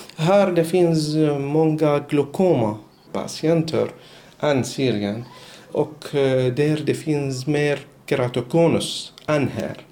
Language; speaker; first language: Swedish; non-native, learner; Arabic